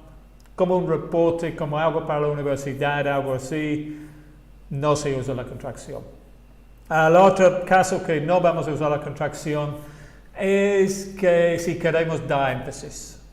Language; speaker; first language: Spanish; non-native, fluent; English